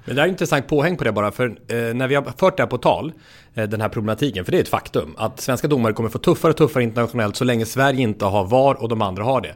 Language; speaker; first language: Swedish; native; Swedish